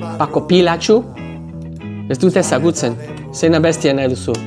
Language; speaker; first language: Basque; non-native, learner; English